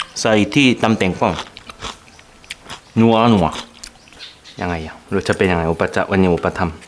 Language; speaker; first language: Thai; non-native, fluent; Korean